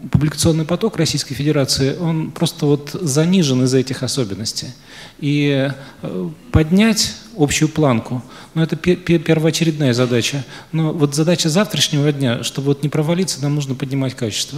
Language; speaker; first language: Russian; native; Russian